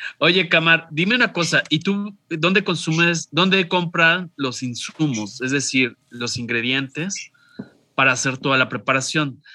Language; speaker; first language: Spanish; native; Spanish